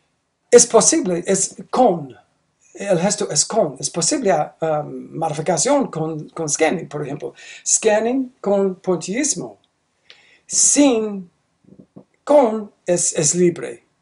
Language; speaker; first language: Spanish; non-native, learner; English